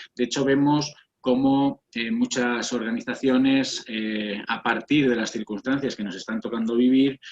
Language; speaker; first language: Spanish; native; Spanish